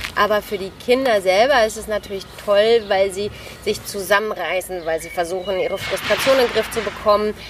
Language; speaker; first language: German; native; German